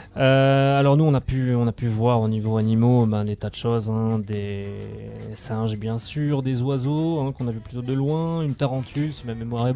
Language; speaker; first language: French; native; French